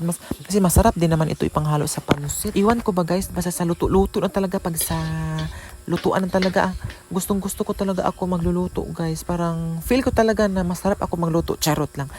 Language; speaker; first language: Filipino; non-native, local second language; Cebuano